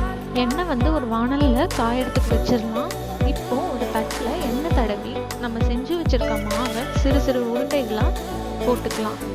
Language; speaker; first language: Tamil; native; Tamil